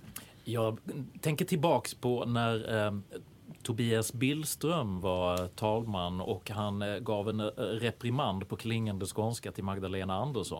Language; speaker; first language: Swedish; native; Swedish